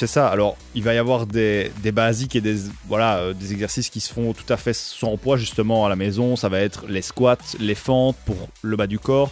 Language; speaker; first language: French; native; French